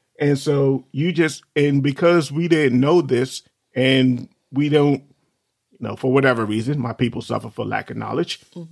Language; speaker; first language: English; native; English